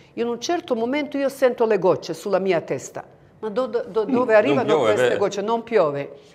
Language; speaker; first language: Italian; non-native, fluent; Bosnian